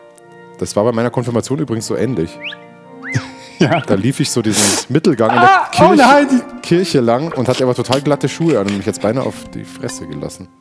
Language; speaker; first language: German; native; German